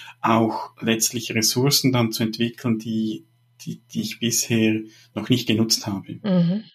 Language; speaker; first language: German; native; German